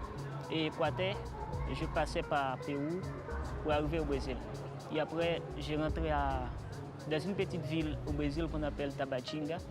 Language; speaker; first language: French; non-native, local second language; Haitian Creole